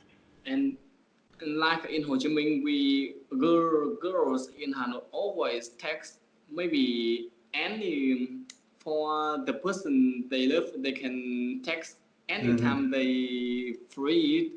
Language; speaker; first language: English; non-native, learner; Vietnamese